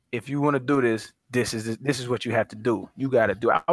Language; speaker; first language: English; native; English